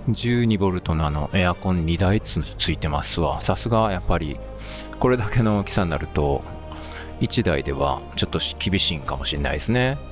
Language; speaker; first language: Japanese; native; Japanese